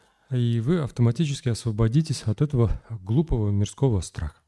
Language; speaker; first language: Russian; native; Russian